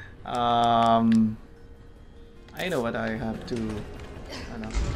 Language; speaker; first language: English; non-native, local second language; Filipino